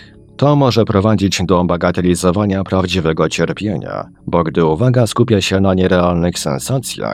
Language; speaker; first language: Polish; native; Polish